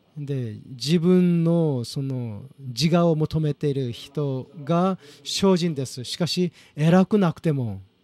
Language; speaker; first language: Japanese; non-native, fluent; Korean